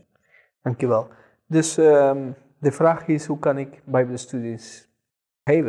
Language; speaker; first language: Dutch; non-native, fluent; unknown